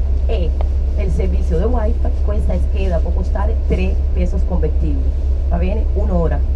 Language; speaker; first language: Italian; non-native, fluent; Spanish